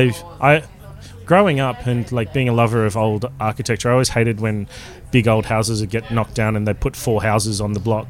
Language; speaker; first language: English; native; English